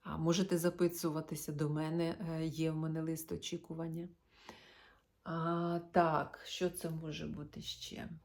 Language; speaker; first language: Ukrainian; non-native, local second language; Russian